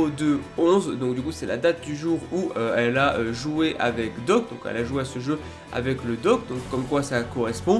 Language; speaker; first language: French; native; French